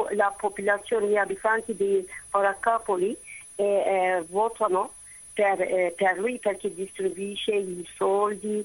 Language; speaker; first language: Italian; non-native, fluent; Turkish